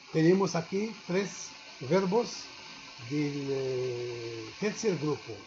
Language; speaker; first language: Spanish; non-native, learner; Arabic